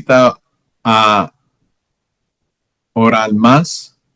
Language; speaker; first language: Spanish; non-native, learner; English